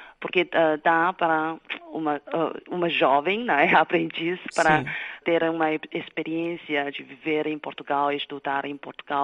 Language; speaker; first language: Portuguese; non-native, fluent; Chinese